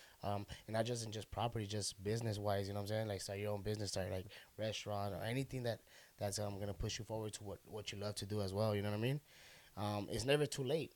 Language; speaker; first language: English; early bilingual, other home language; Spanish